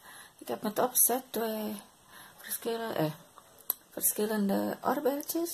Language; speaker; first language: Dutch; non-native, learner; Indonesian